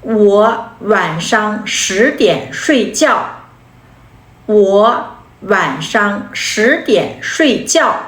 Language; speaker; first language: Chinese; non-native, fluent; Kazakh